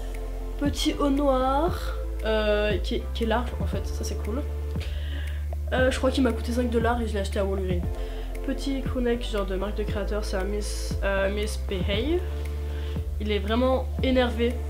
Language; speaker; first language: French; native; French